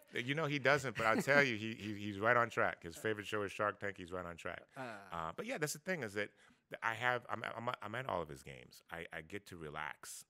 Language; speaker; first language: English; native; English